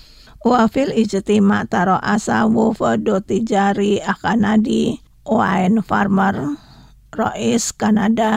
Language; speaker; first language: Arabic; non-native, learner; Indonesian